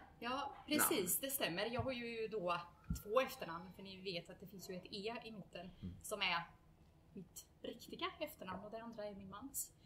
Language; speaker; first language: Swedish; early bilingual, other home language; Bosnian